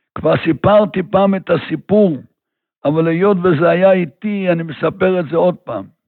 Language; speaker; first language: Hebrew; native; Hebrew